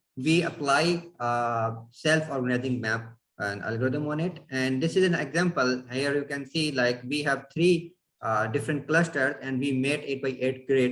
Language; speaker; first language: English; non-native, fluent; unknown